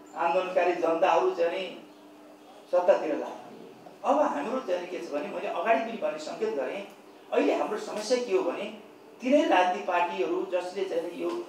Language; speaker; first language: Nepali; native; Nepali